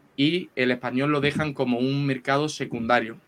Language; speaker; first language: Spanish; native; Spanish